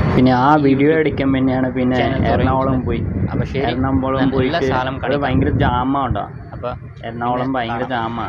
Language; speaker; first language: Malayalam; non-native, learner; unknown